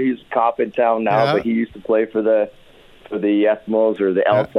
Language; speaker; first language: English; native; English